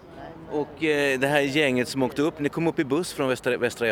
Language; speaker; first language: Swedish; native; Swedish